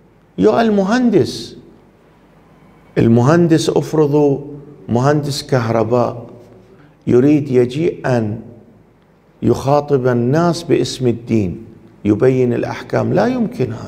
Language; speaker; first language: Arabic; non-native, fluent; Persian